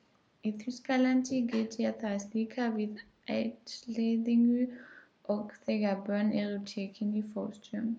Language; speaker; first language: Icelandic; non-native, learner; German